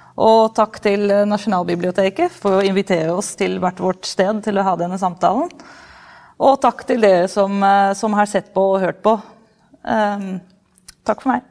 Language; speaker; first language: Norwegian; non-native, fluent; Dutch